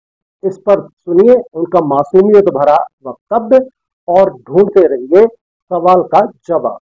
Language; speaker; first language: Hindi; native; Hindi